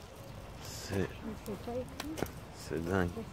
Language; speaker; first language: French; native; French